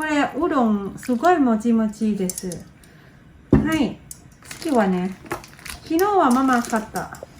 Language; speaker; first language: Japanese; non-native, learner; Thai